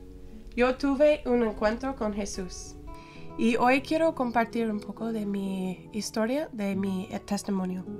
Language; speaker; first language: Spanish; non-native, fluent; English